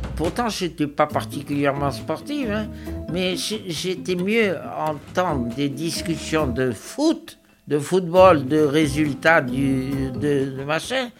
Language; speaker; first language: French; native; French